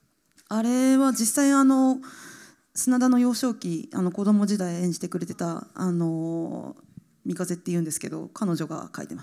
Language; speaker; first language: Japanese; native; Japanese